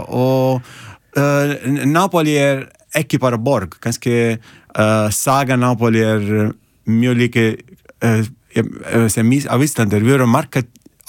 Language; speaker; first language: Icelandic; non-native, learner; Italian